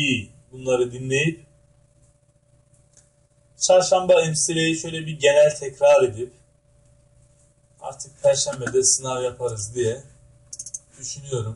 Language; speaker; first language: Turkish; native; Turkish